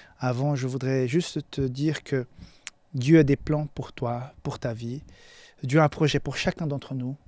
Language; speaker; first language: French; non-native, fluent; Portuguese